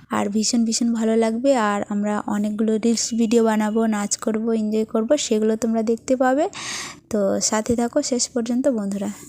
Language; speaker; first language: Bangla; non-native, local second language; Santali